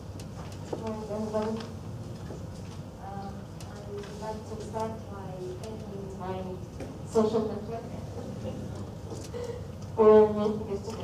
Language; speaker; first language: English; non-native, fluent; Arabic